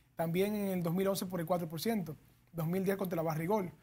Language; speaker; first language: Spanish; native; Spanish